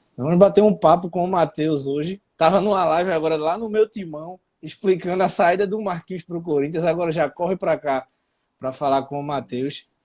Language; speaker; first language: Portuguese; native; Portuguese